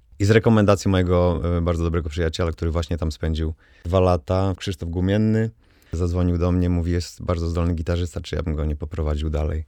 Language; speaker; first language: Polish; native; Polish